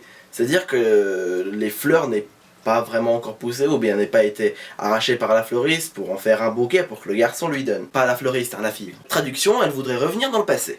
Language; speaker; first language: French; native; French